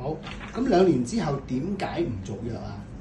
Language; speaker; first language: Cantonese; native; Cantonese